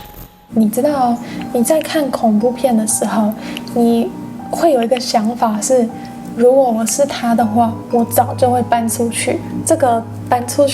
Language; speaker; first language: Chinese; non-native, fluent; English